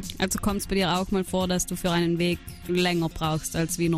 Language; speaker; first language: German; native; German